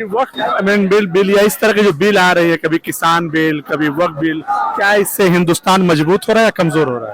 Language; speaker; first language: Hindi; native; Hindi